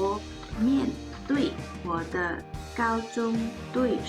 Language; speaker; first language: Chinese; non-native, learner; English